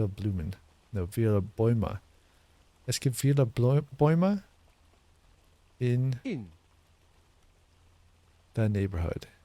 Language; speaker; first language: German; non-native, learner; English